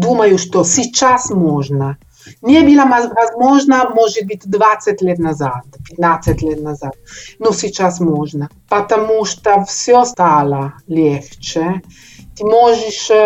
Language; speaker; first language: Russian; non-native, learner; Italian